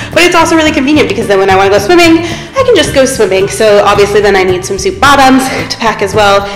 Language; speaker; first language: English; native; English